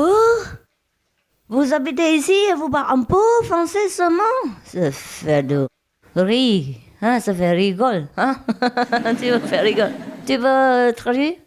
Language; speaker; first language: French; non-native, learner; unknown